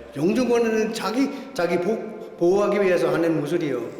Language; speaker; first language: Korean; non-native, learner; Danish